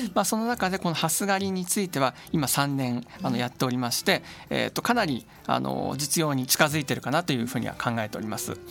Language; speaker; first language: Japanese; native; Japanese